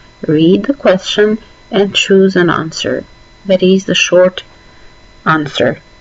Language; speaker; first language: English; non-native, fluent; Albanian